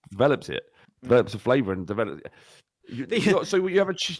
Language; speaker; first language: English; native; English